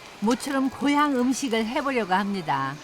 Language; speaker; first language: Korean; native; Korean